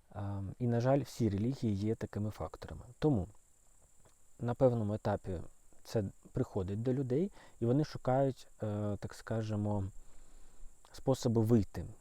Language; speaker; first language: Ukrainian; non-native, local second language; Russian